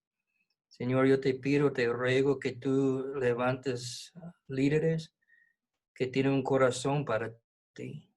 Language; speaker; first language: Spanish; non-native, fluent; English